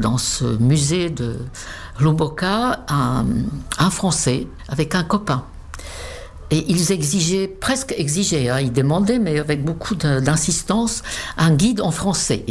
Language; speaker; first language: French; non-native, fluent; Czech